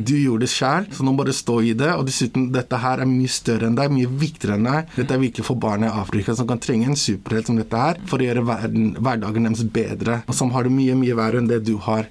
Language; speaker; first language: Norwegian; early bilingual, other home language; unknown